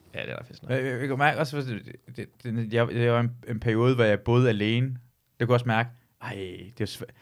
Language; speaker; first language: Danish; native; Danish